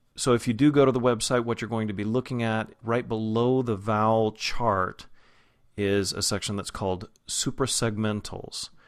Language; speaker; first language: English; native; English